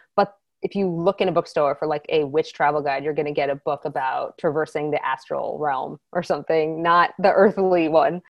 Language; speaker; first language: English; native; English